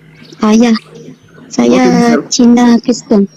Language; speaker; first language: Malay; non-native, local second language; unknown